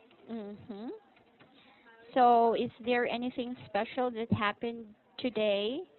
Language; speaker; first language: English; non-native, local second language; Filipino